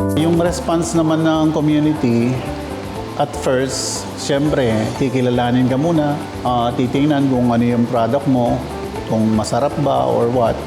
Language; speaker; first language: Filipino; non-native, local second language; Pampanga